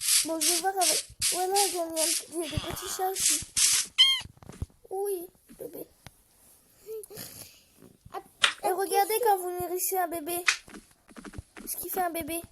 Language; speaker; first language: French; native; French